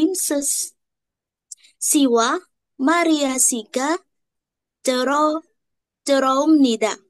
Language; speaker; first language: Korean; non-native, learner; Indonesian